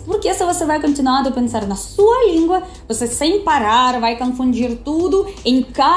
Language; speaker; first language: Portuguese; non-native, fluent; Russian